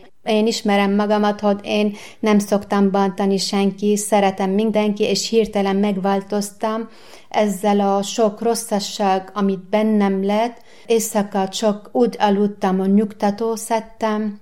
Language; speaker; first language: Hungarian; non-native, learner; Arabic